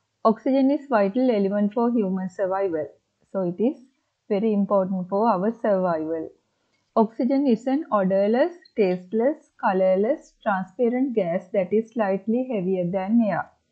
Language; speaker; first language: English; non-native, local second language; Sinhala